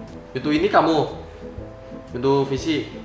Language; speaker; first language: Indonesian; native; Indonesian